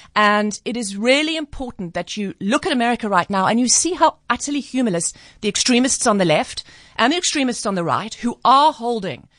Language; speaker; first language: English; native; English